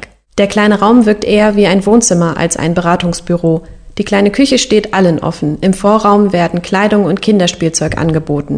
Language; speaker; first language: German; native; German